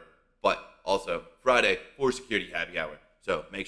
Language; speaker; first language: English; native; English